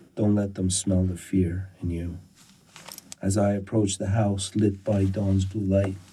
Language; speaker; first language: English; early bilingual, other home language; Persian